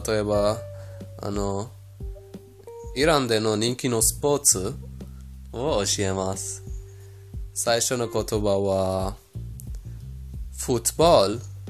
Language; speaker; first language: Japanese; non-native, fluent; Persian